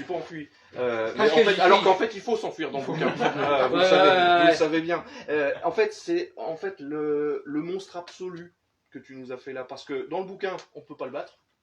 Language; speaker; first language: French; native; French